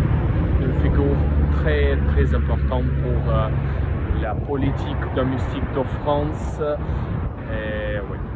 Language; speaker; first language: French; non-native, learner; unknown